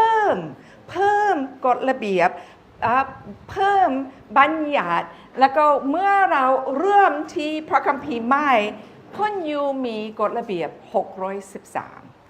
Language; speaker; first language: Thai; non-native, fluent; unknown